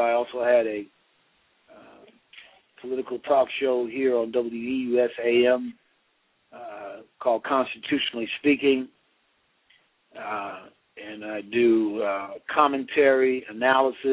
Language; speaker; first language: English; native; English